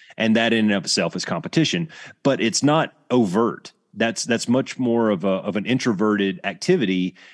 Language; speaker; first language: English; native; English